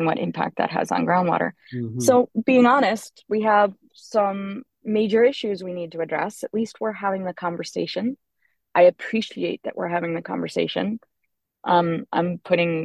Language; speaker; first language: English; native; English